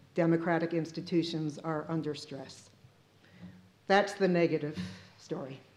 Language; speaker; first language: English; native; English